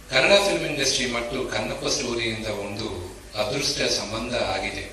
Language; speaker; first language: Kannada; non-native, local second language; Telugu